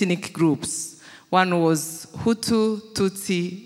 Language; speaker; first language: English; non-native, local second language; Kinyarwanda